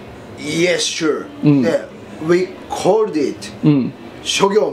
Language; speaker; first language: English; non-native, learner; Japanese